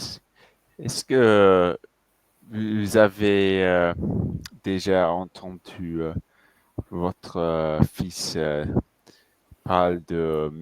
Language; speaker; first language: French; non-native, fluent; English